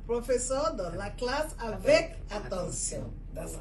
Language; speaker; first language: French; non-native, fluent; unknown